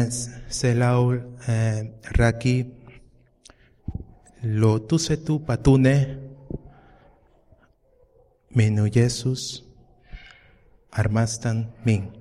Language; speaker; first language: Estonian; non-native, learner; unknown